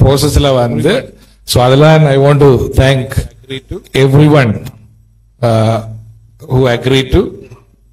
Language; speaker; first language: Tamil; native; Tamil